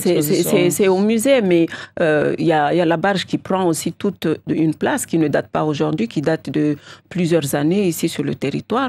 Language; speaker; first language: French; non-native, local second language; Comorian